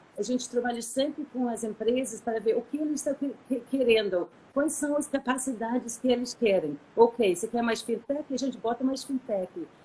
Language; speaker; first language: Portuguese; non-native, fluent; English